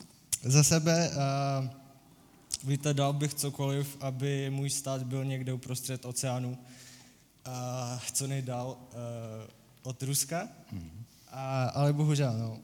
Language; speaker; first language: Czech; non-native, fluent; Ukrainian